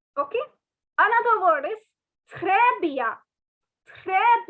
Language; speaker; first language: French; non-native, fluent; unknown